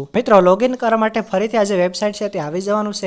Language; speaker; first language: Gujarati; native; Gujarati